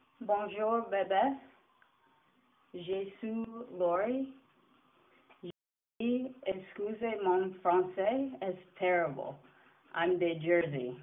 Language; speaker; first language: French; non-native, learner; English